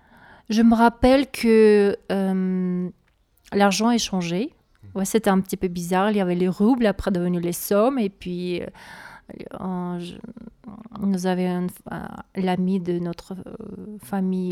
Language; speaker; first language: French; non-native, learner; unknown